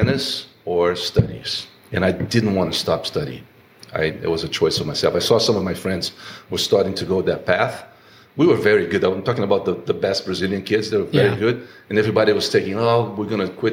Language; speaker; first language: English; non-native, fluent; Portuguese